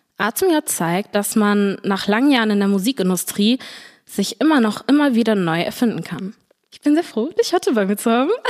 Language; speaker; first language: German; early bilingual, other home language; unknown